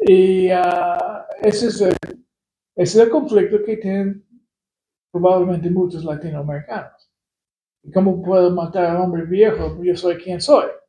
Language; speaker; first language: Spanish; non-native, fluent; English